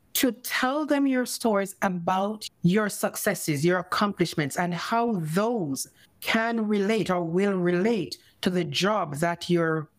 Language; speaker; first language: English; native; English